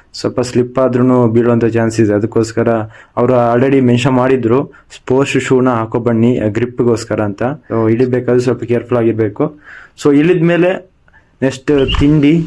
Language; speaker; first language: Kannada; non-native, local second language; Tulu